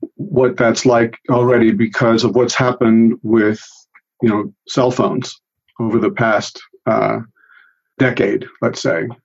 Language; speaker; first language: English; early bilingual, other home language; Italian